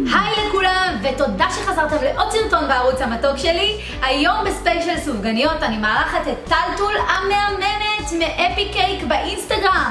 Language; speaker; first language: Hebrew; native; Hebrew